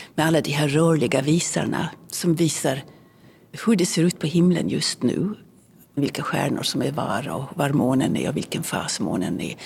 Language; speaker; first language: Swedish; early bilingual, heritage; Swedish